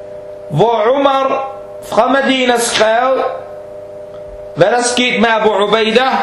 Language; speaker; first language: Danish; early bilingual, heritage; Danish